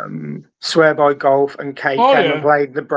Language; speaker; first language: English; native; English